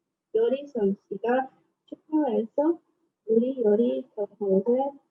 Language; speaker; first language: Korean; non-native, learner; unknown